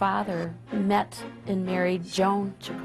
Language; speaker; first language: English; native; English